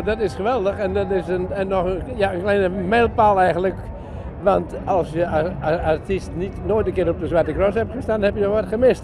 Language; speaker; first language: Dutch; native; Dutch